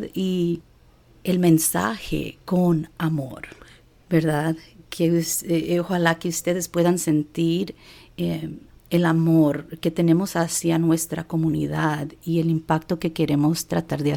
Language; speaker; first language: Spanish; early bilingual, heritage; Spanish